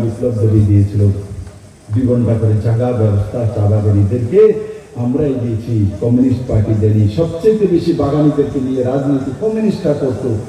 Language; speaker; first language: Bangla; native; Bangla